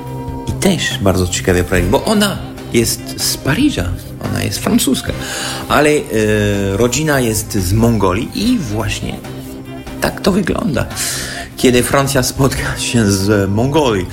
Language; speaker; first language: Polish; non-native, fluent; French